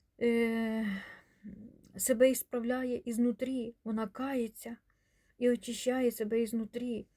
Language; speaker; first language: Ukrainian; non-native, local second language; Russian